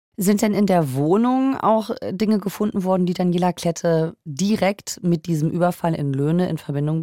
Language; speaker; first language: German; native; German